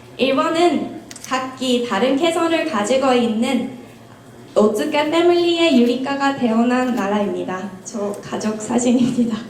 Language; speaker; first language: Korean; non-native, fluent; Japanese